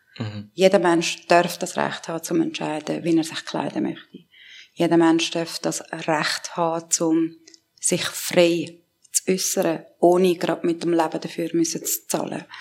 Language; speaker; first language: German; early bilingual, other home language; Persian